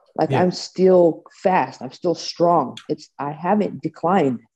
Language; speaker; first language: English; native; English